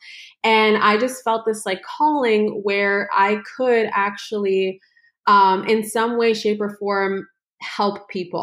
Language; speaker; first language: English; native; English